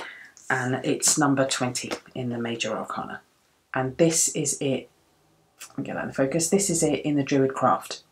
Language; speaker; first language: English; native; English